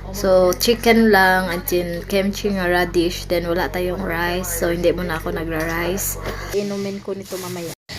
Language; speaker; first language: Filipino; non-native, local second language; Cebuano